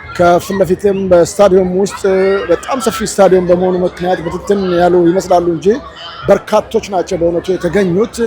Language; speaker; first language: Amharic; native; Amharic